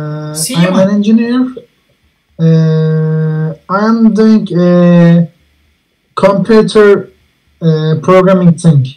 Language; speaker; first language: English; non-native, fluent; Turkish